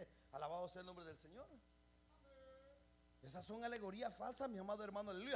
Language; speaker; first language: Spanish; native; Spanish